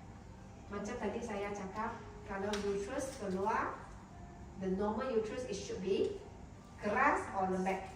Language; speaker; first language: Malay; non-native, local second language; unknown